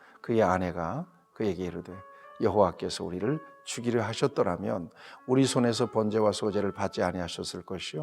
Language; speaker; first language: Korean; native; Korean